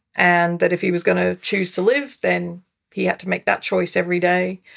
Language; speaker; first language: English; native; English